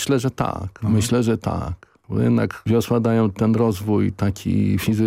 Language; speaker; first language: Polish; native; Polish